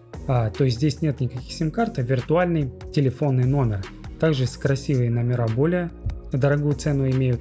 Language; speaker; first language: Russian; native; Russian